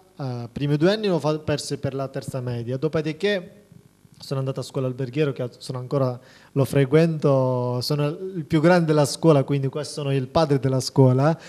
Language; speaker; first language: Italian; non-native, fluent; Persian